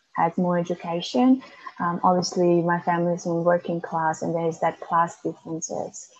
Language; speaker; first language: English; non-native, fluent; Macedonian